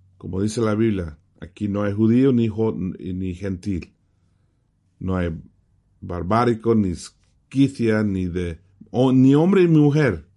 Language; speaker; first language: Spanish; early bilingual, heritage; Spanish